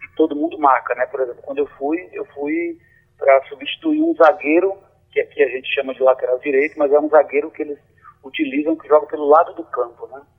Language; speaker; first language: Portuguese; native; Portuguese